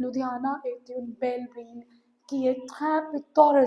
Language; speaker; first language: French; non-native, learner; Hindi